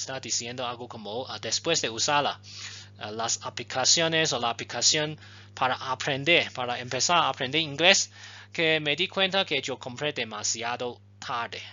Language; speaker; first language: Spanish; non-native, fluent; Chinese